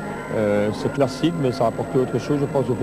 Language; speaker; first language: French; native; French